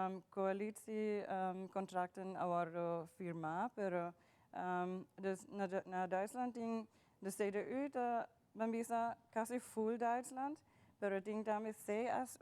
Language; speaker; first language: Dutch; non-native, local second language; Papiamento